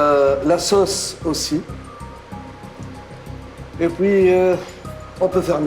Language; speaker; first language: French; non-native, local second language; Arabic